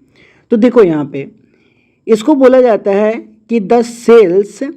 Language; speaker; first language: Hindi; native; Hindi